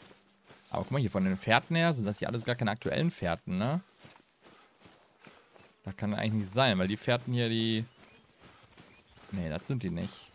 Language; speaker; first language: German; native; German